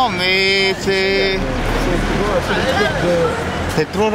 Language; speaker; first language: French; non-native, learner; Italian